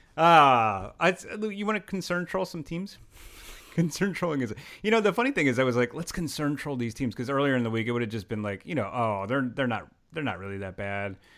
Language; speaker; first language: English; native; English